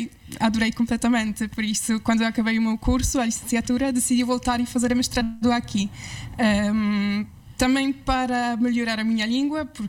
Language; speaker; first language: Portuguese; non-native, fluent; Polish